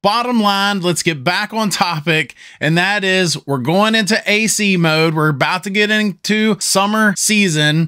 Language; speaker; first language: English; native; English